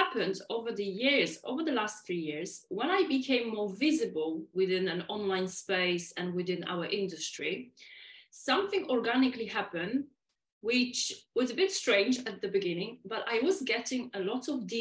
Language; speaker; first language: English; non-native, fluent; Polish